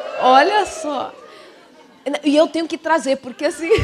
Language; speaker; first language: Portuguese; native; Portuguese